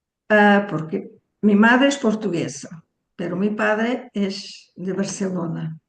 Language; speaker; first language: Spanish; early bilingual, heritage; Portuguese